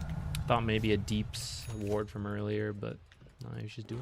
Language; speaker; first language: English; native; English